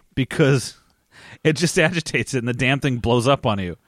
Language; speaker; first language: English; native; English